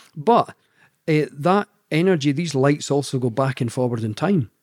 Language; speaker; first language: English; native; English